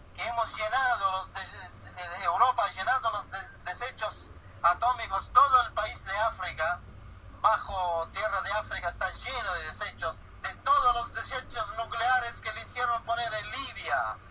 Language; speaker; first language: Spanish; non-native, fluent; Italian